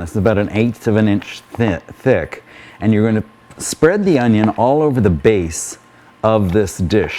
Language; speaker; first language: English; native; English